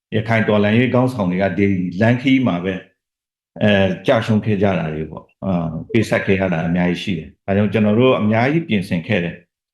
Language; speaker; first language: Burmese; native; Burmese